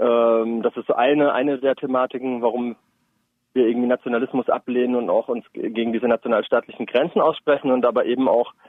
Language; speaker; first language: German; native; German